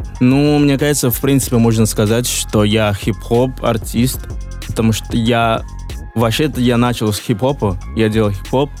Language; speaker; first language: Russian; non-native, fluent; Yoruba